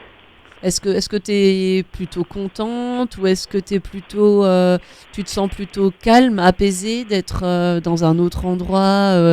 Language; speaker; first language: French; native; French